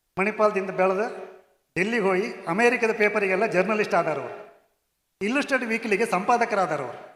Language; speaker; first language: Kannada; non-native, local second language; Konkani